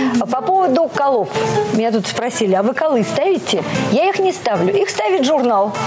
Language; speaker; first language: Russian; native; Russian